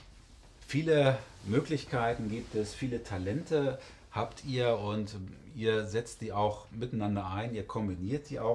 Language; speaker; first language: German; native; German